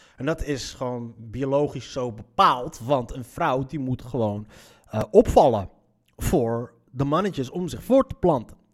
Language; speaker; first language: Dutch; early bilingual, other home language; Arabic